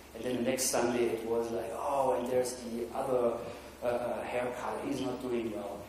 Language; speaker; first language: English; non-native, fluent; German